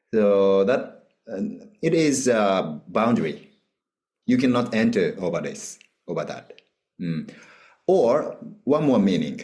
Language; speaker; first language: English; non-native, learner; Japanese